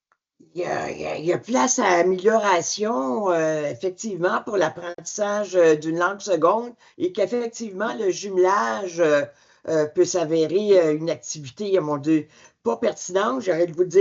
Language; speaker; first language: French; native; French